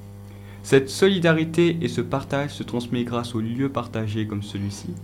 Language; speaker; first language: French; native; French